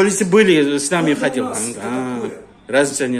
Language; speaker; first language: Russian; non-native, local second language; Kyrgyz